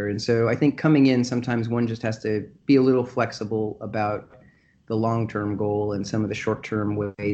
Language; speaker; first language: English; native; English